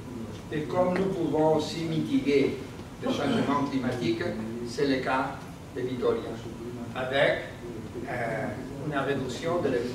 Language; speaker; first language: French; non-native, learner; Spanish